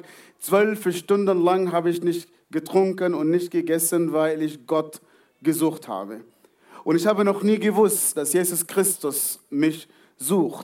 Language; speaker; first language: German; non-native, fluent; Arabic